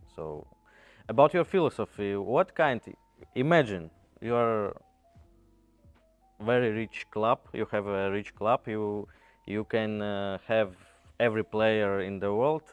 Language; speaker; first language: English; non-native, learner; Latvian